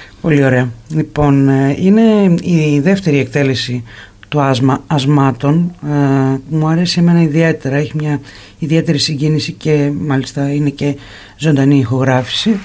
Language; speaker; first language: Greek; native; Greek